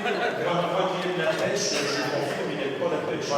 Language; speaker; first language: French; native; French